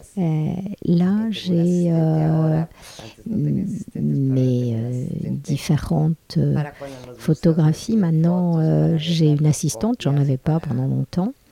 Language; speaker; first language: French; non-native, fluent; Spanish